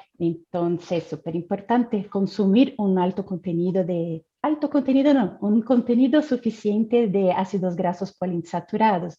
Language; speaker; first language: Spanish; non-native, fluent; Portuguese